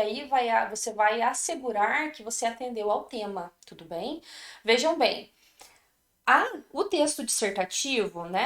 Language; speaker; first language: Portuguese; native; Portuguese